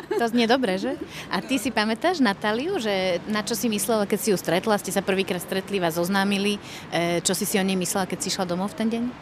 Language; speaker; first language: Slovak; native; Slovak